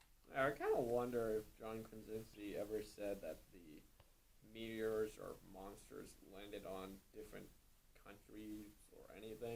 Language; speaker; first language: English; native; English